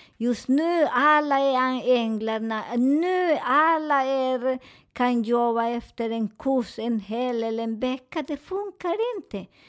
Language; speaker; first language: Swedish; non-native, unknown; Spanish